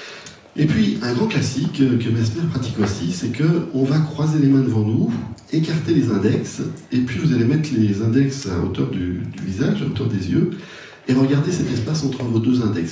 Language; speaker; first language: French; native; French